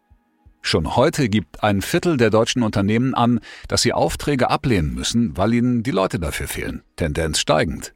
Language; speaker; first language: German; native; German